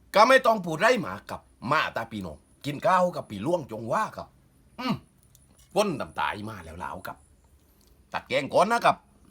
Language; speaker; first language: Thai; native; Thai